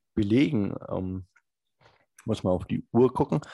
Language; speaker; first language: German; native; German